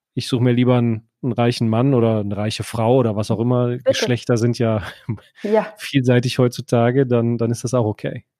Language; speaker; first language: German; native; German